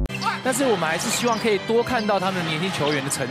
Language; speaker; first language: Chinese; native; Chinese